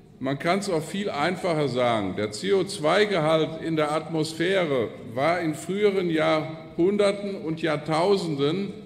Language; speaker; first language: German; native; German